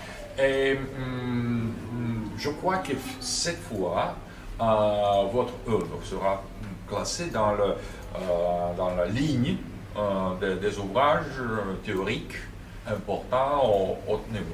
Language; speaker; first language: French; non-native, fluent; Russian